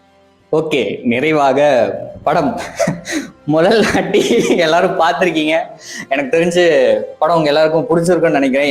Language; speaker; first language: Tamil; native; Tamil